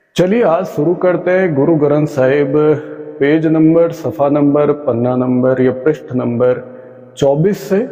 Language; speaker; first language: Hindi; non-native, local second language; Punjabi